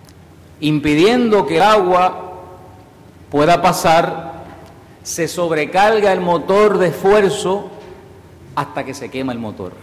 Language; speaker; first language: Spanish; native; Spanish